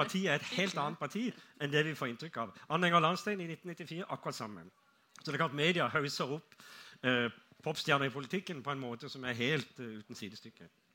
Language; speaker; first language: Norwegian; native; Norwegian